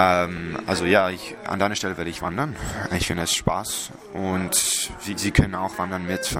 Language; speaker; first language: German; non-native, learner; English